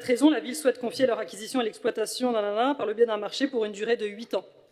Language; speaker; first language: French; native; French